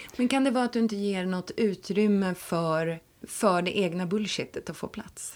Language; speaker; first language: Swedish; native; Swedish